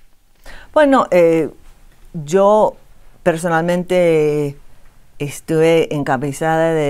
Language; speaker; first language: Spanish; non-native, fluent; English